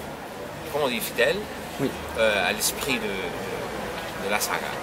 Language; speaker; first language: French; non-native, fluent; Spanish